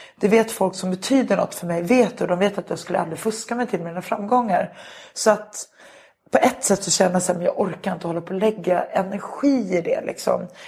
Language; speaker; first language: Swedish; native; Swedish